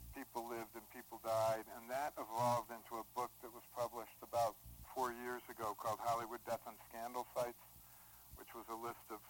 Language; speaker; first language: English; native; English